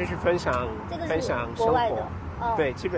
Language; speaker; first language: Chinese; non-native, fluent; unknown